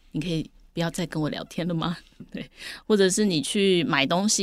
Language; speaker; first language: Chinese; native; Chinese